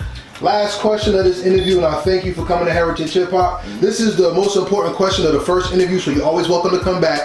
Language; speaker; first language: English; native; English